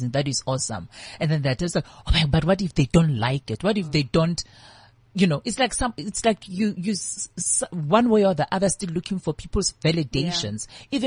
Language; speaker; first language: English; non-native, local second language; Northern Sotho